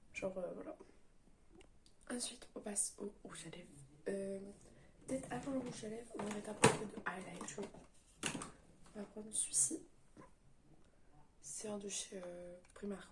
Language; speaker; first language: French; native; French